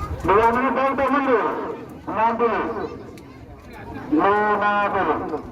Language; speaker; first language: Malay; non-native, local second language; Madurese